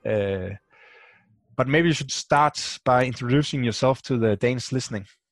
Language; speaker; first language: English; non-native, fluent; Danish